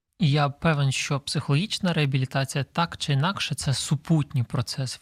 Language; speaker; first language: Ukrainian; native; Ukrainian